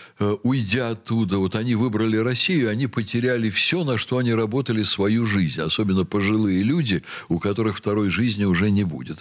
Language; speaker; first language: Russian; native; Russian